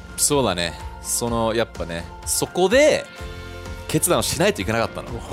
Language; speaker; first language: Japanese; early bilingual, other home language; English